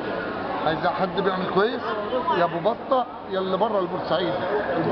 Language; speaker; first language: Arabic; native; Arabic